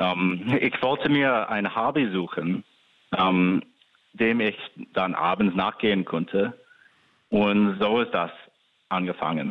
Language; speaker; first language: German; non-native, fluent; English